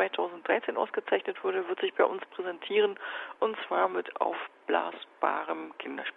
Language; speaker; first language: German; native; German